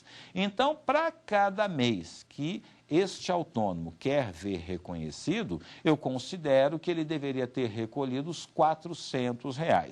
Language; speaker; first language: Portuguese; native; Portuguese